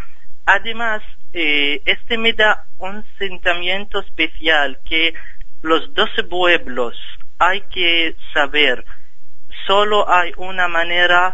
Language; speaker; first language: Spanish; non-native, fluent; Arabic